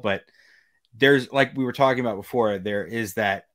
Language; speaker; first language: English; native; English